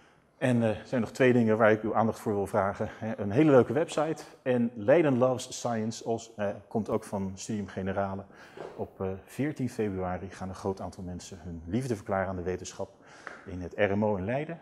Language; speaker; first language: Dutch; native; Dutch